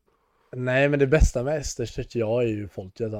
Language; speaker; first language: Swedish; native; Swedish